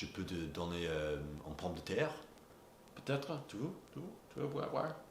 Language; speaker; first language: French; non-native, learner; English